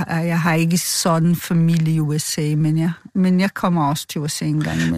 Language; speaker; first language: Danish; non-native, fluent; Portuguese